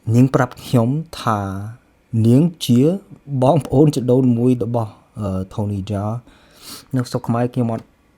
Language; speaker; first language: Khmer; early bilingual, heritage; Khmer